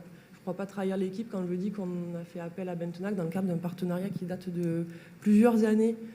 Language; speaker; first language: French; native; French